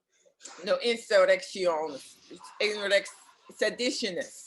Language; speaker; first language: Spanish; non-native, learner; English